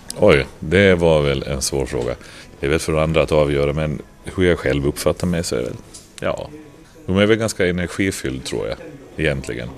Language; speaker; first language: Swedish; native; Swedish